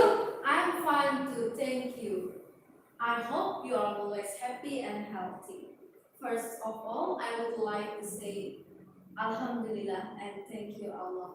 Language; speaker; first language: English; non-native, learner; Indonesian